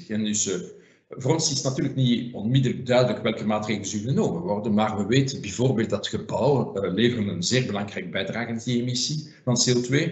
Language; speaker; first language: Dutch; non-native, fluent; French